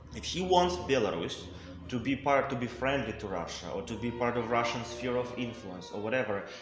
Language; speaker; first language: English; non-native, fluent; Russian